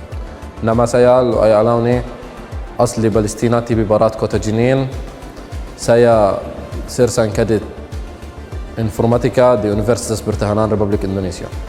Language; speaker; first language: Indonesian; non-native, fluent; Arabic